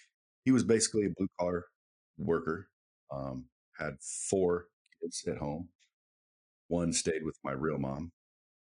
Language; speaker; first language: English; native; English